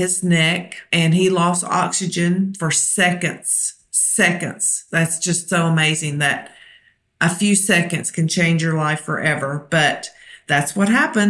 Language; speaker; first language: English; native; English